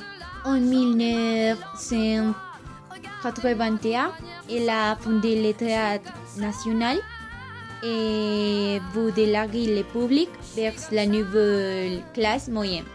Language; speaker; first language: French; non-native, learner; Spanish